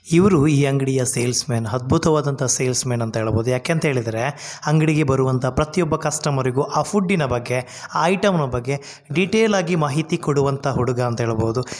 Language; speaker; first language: Kannada; non-native, local second language; Tulu